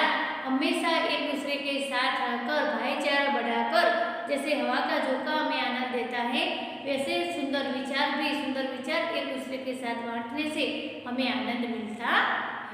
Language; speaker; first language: Hindi; non-native, local second language; Gujarati